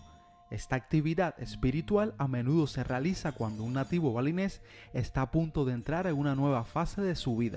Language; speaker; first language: Spanish; native; Spanish